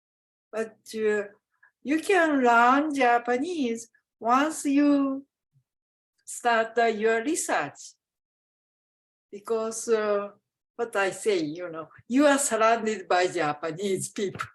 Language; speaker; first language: English; non-native, fluent; Japanese